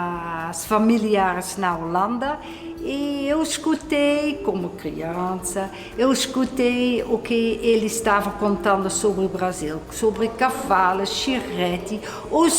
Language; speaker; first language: Portuguese; non-native, fluent; Dutch